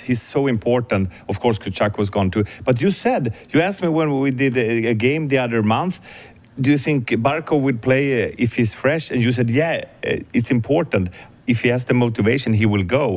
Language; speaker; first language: English; non-native, fluent; Swedish